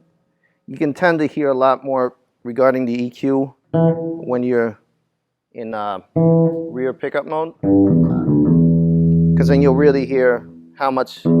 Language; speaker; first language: English; native; English